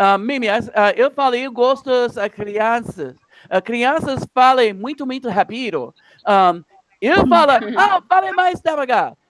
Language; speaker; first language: Portuguese; non-native, learner; English